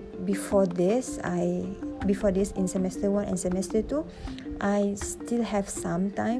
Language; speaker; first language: English; non-native, local second language; Malay